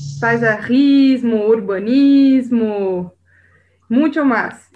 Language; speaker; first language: Spanish; non-native, learner; Portuguese